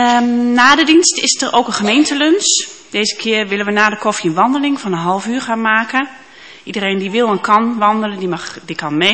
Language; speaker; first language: Dutch; native; Dutch